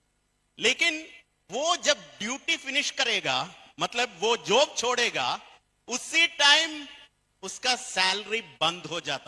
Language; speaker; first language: Hindi; non-native, fluent; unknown